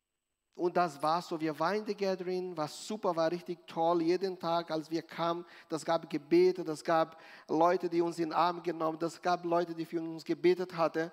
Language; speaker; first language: German; non-native, learner; Portuguese